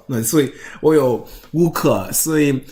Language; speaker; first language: Chinese; non-native, learner; English